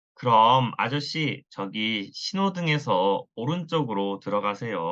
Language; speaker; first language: Korean; non-native, learner; Thai